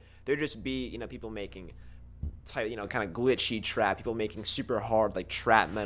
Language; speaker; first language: English; native; English